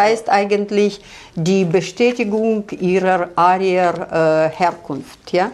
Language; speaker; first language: German; non-native, fluent; Russian